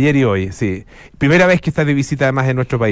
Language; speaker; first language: Spanish; native; Spanish